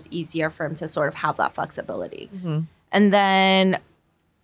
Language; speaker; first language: English; non-native, fluent; Korean